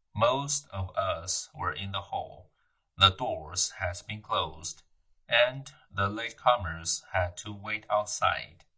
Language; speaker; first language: English; non-native, fluent; Chinese